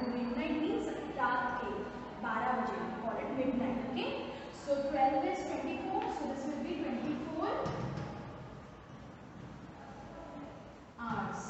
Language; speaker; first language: English; non-native, local second language; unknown